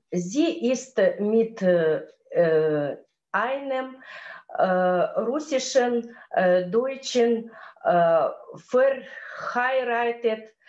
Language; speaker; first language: German; non-native, learner; Russian